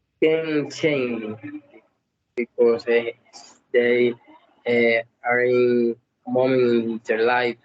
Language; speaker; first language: English; non-native, learner; Spanish